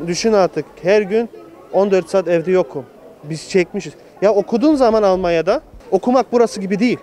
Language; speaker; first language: Turkish; early bilingual, heritage; Turkish